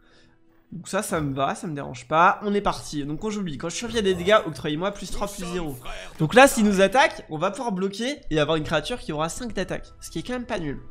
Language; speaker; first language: French; native; French